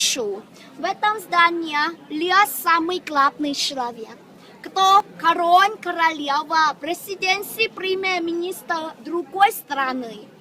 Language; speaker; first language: Russian; non-native, local second language; Kyrgyz